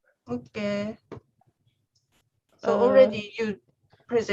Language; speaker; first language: English; non-native, learner; Japanese